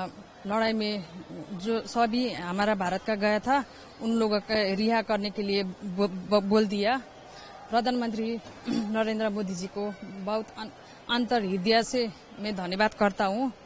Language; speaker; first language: Hindi; non-native, local second language; Nepali